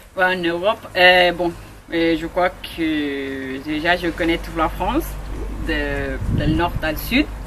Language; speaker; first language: French; non-native, learner; Spanish